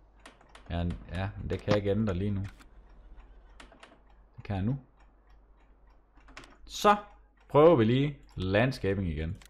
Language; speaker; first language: Danish; native; Danish